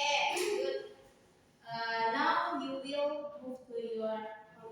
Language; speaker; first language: English; non-native, learner; Indonesian